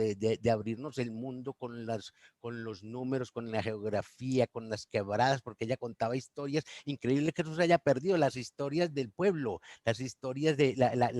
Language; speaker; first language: Spanish; native; Spanish